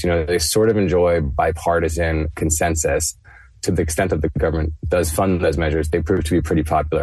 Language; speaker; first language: English; native; English